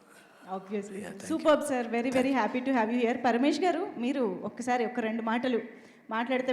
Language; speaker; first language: Telugu; native; Telugu